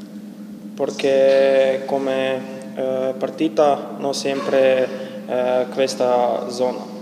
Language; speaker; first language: Italian; non-native, learner; Croatian